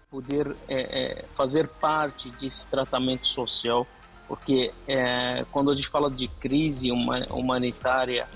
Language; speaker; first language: Portuguese; non-native, fluent; Arabic